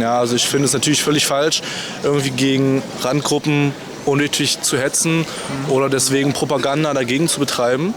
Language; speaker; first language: German; native; German